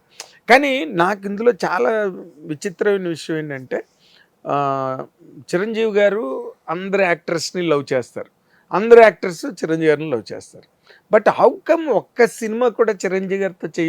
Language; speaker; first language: Telugu; native; Telugu